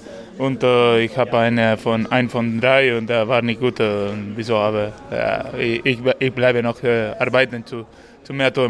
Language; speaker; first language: German; non-native, learner; Spanish